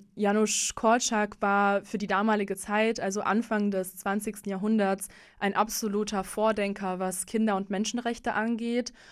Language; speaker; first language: German; early bilingual, other home language; Russian